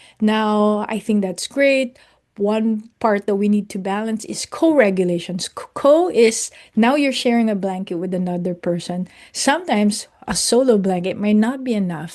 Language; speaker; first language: English; non-native, local second language; Filipino